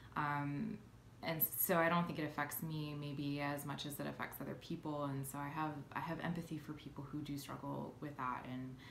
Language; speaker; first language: English; native; English